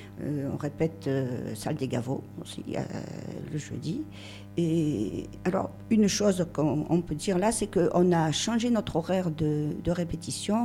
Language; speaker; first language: French; native; French